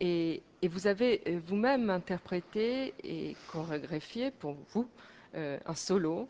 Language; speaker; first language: French; native; French